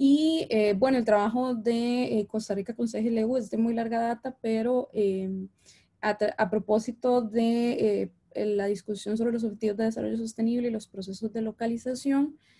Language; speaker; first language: Spanish; native; Spanish